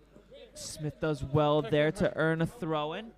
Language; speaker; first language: English; native; English